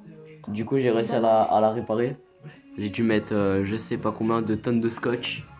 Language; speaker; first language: French; native; French